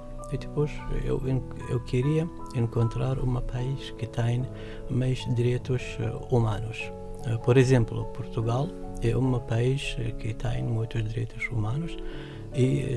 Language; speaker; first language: Portuguese; non-native, fluent; Arabic